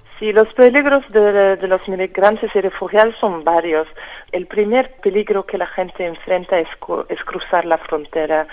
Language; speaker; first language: Spanish; non-native, fluent; French